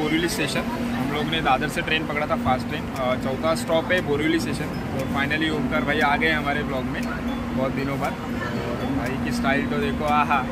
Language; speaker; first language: Hindi; non-native, local second language; Marathi